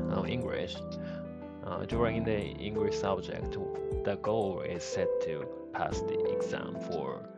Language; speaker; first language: English; non-native, learner; Japanese